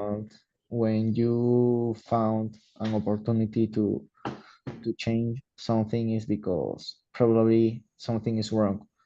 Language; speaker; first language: English; non-native, learner; Spanish